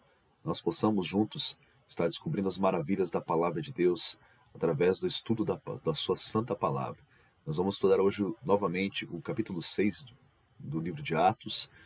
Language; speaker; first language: Portuguese; native; Portuguese